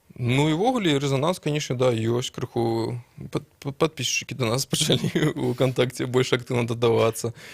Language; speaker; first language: Belarusian; non-native, local second language; Russian